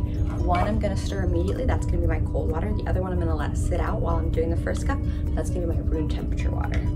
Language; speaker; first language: English; native; English